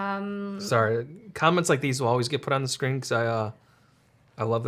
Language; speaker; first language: English; native; English